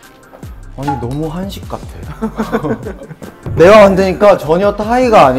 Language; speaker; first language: Korean; native; Korean